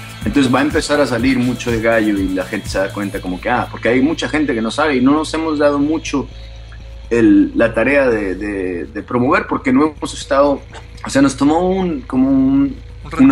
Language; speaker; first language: Spanish; early bilingual, other home language; English